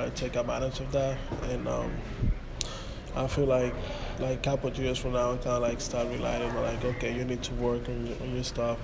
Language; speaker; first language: English; non-native, fluent; Spanish